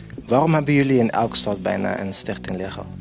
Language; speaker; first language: Dutch; native; Dutch